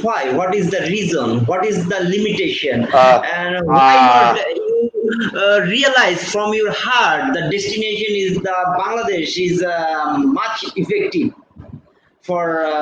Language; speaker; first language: English; non-native, fluent; Bangla